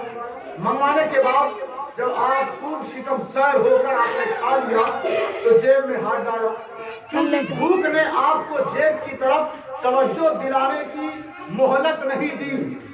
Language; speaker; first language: Urdu; native; Urdu